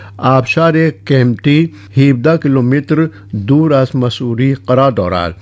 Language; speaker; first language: Persian; non-native, fluent; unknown